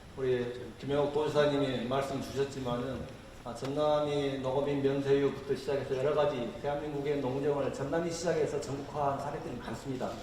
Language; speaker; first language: Korean; native; Korean